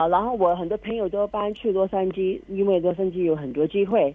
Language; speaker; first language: Chinese; early bilingual, heritage; Chinese